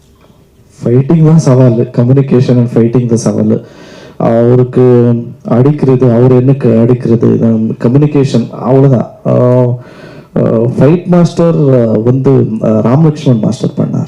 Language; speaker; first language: Tamil; non-native, learner; Kannada